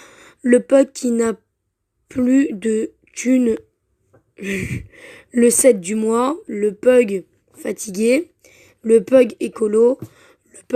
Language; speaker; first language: French; native; French